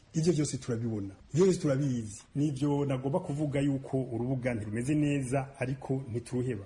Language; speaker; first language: Rundi; native; Rundi